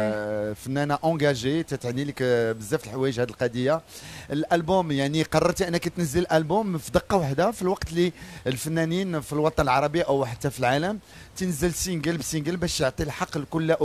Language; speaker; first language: Arabic; native; Arabic